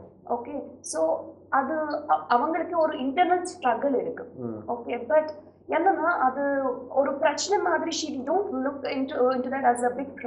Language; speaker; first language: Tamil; non-native, learner; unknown